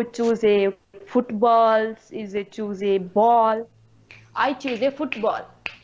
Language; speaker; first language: English; non-native, learner; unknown